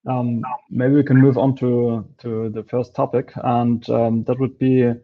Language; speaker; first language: English; non-native, fluent; Polish